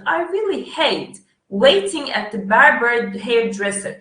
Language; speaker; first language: English; non-native, fluent; Turkish